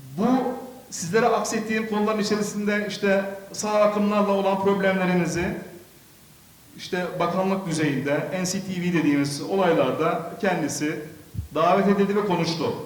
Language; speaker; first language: Turkish; early bilingual, other home language; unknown